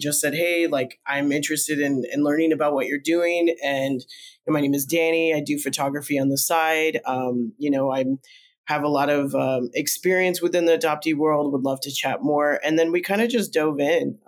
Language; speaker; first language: English; early bilingual, other home language; Spanish